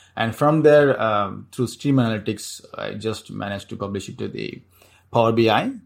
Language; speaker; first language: English; non-native, local second language; Tamil